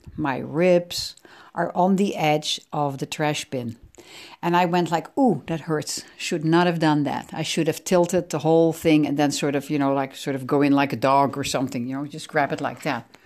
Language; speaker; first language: English; non-native, fluent; Dutch